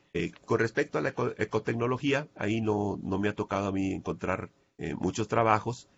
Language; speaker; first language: Spanish; native; Spanish